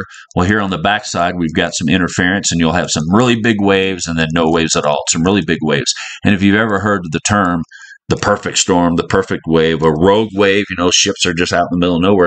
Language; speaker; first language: English; native; English